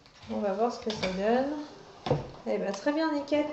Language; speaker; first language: French; native; French